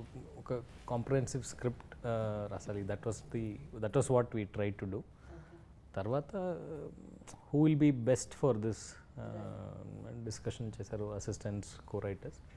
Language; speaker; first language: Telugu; non-native, learner; Tamil